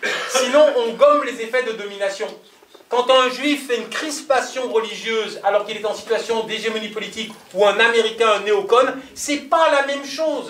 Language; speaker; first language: French; native; French